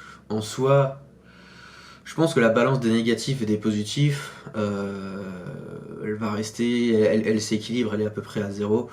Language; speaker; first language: French; native; French